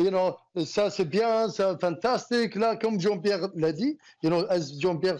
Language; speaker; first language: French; non-native, learner; Arabic